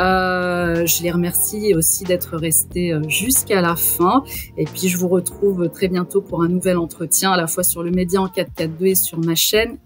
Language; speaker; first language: French; native; French